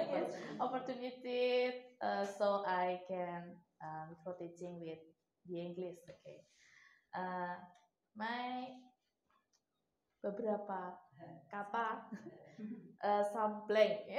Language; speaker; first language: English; non-native, learner; Indonesian